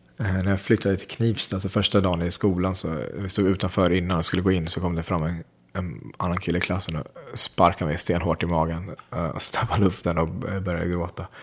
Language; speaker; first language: Swedish; early bilingual, other home language; Central Kurdish